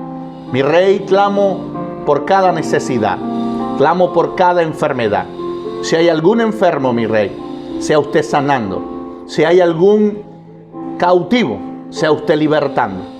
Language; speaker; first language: Spanish; native; Spanish